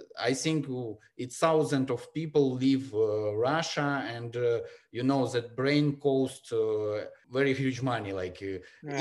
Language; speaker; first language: English; non-native, learner; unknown